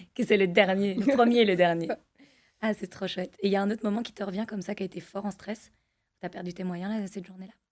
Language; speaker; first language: French; native; French